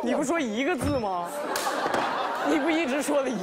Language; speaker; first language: Chinese; native; Chinese